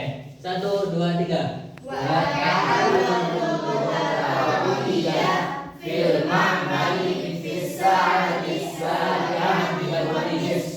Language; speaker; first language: Arabic; non-native, learner; Indonesian